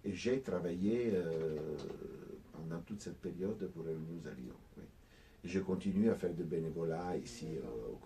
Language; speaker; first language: French; non-native, fluent; Italian